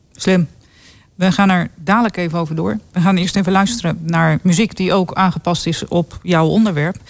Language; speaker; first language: Dutch; native; Dutch